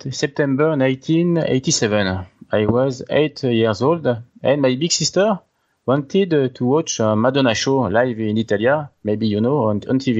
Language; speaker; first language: English; non-native, learner; French